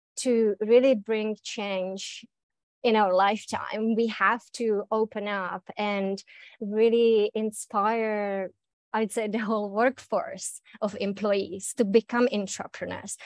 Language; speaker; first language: English; native; English